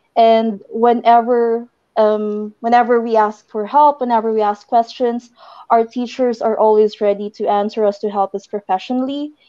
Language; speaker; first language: English; non-native, local second language; Filipino